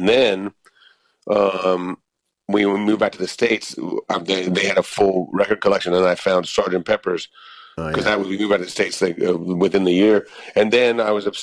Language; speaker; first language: English; native; English